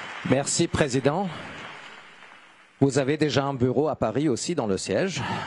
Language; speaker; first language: French; non-native, fluent; German